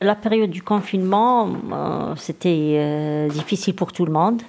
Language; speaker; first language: French; non-native, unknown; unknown